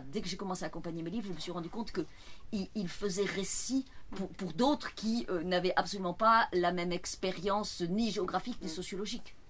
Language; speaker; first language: French; native; French